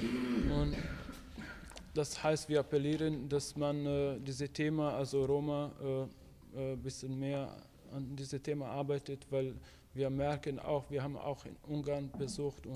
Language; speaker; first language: German; non-native, fluent; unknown